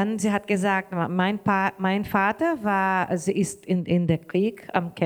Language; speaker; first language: German; non-native, learner; Portuguese